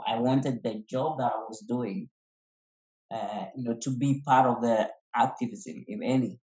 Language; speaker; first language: English; non-native, local second language; Kikuyu